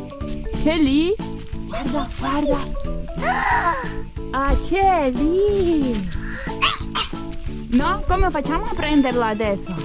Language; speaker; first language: Italian; non-native, learner; Russian